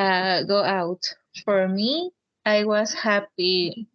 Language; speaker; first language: English; non-native, learner; Spanish